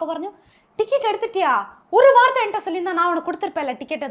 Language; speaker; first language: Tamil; non-native, local second language; Malayalam